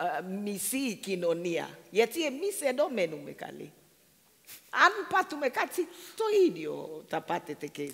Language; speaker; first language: Greek; non-native, fluent; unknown